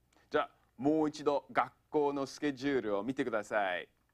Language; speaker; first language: Japanese; non-native, fluent; English